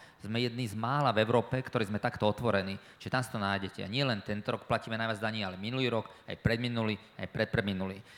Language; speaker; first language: Slovak; native; Slovak